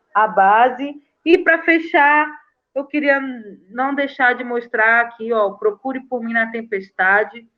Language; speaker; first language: Portuguese; native; Portuguese